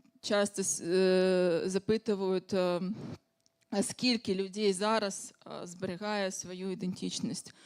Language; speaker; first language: Ukrainian; non-native, fluent; Russian